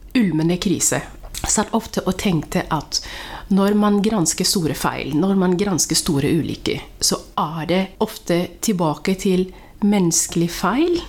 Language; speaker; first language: Norwegian; early bilingual, other home language; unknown